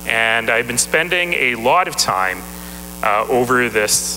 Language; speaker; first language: English; native; English